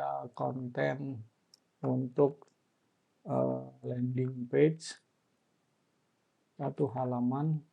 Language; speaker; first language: Indonesian; native; Indonesian